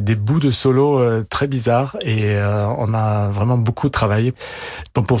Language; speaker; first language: French; non-native, fluent; German